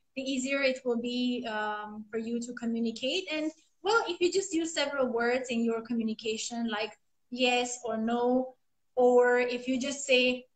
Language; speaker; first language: English; non-native, fluent; Armenian